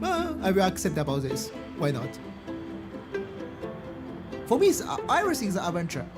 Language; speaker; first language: English; non-native, learner; Chinese